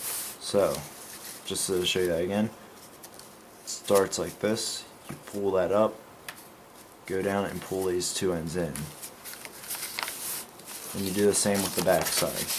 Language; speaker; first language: English; native; English